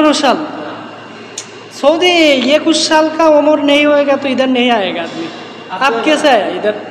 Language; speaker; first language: Hindi; non-native, learner; Bangla